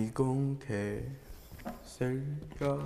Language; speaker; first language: Korean; non-native, learner; Chinese